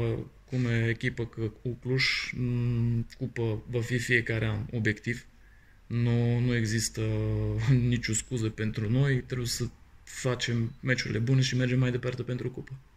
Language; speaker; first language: Romanian; non-native, fluent; Bulgarian